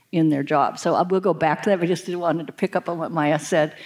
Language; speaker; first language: English; native; English